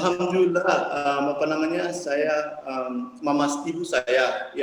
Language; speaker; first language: Indonesian; early bilingual, heritage; English